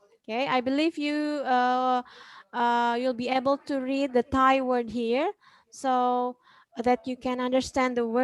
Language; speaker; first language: English; non-native, fluent; Indonesian